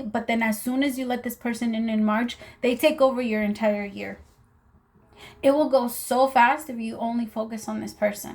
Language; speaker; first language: English; native; English